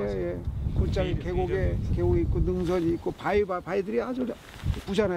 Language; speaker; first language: Korean; native; Korean